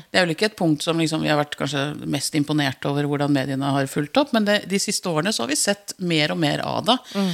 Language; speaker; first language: Norwegian; native; Norwegian